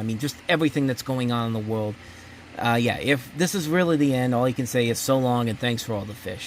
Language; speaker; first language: English; native; English